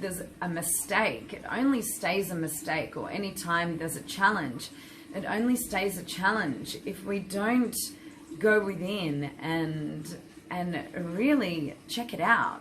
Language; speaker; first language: English; native; English